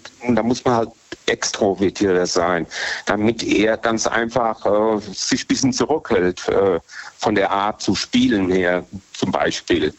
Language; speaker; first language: German; native; German